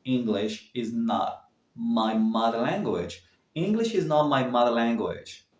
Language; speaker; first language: English; non-native, fluent; Arabic